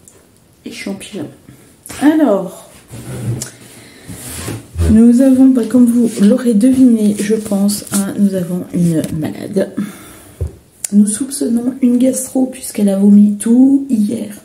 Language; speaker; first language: French; native; French